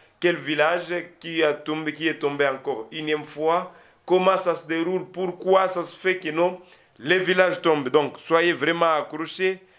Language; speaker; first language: French; non-native, local second language; Lingala